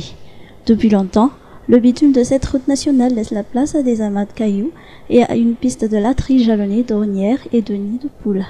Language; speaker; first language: French; non-native, local second language; Malagasy